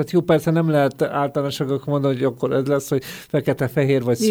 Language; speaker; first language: Hungarian; native; Hungarian